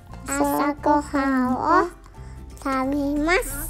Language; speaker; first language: Japanese; early bilingual, heritage; Japanese